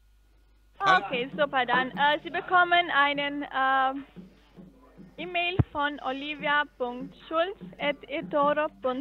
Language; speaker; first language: German; non-native, fluent; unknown